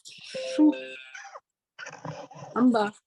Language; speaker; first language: French; native; French